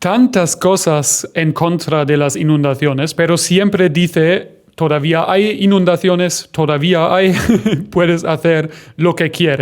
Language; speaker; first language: Spanish; non-native, fluent; German